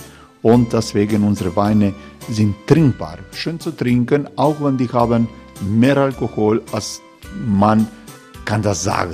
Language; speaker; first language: German; non-native, fluent; Croatian